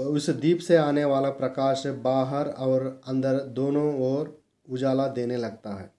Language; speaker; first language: Hindi; non-native, local second language; Telugu